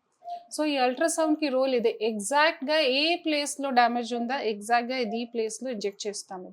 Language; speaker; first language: Telugu; non-native, fluent; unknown